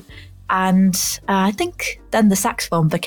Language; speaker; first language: English; native; English